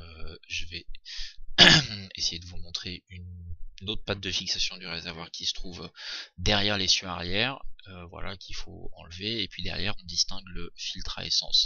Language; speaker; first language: French; native; French